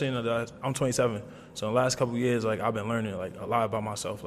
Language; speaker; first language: English; native; English